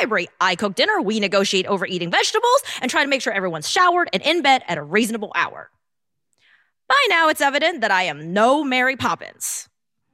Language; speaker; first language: English; non-native, local second language; Cantonese